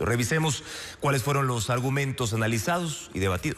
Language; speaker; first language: Spanish; native; Spanish